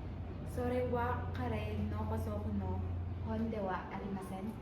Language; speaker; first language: Japanese; non-native, learner; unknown